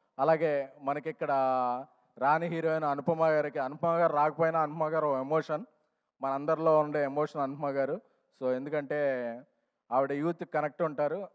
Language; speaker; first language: Telugu; native; Telugu